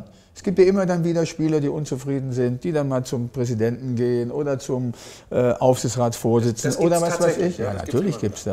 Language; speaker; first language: German; native; German